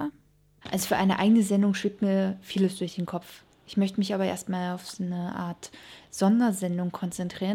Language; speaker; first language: German; native; German